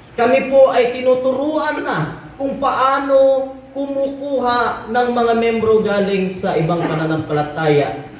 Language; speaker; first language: Filipino; non-native, local second language; Cebuano